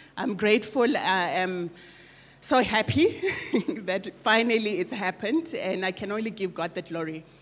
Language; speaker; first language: English; non-native, local second language; Northern Sotho